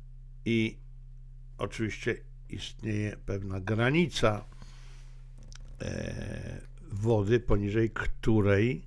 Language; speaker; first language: Polish; native; Polish